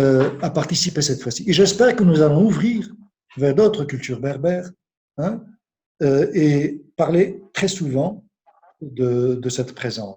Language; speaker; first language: French; non-native, local second language; Kabyle